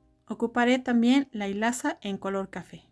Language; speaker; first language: Spanish; native; Spanish